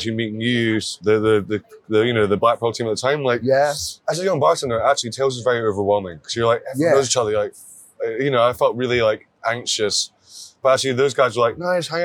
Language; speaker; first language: English; native; English